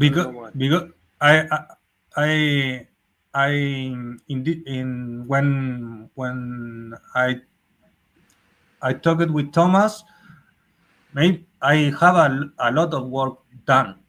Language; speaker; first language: English; non-native, learner; Spanish